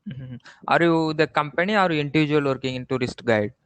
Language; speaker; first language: English; non-native, learner; Tamil